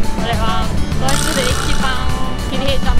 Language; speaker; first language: Japanese; non-native, fluent; German